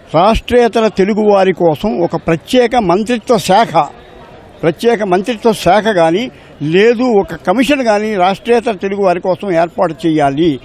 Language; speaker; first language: Telugu; native; Telugu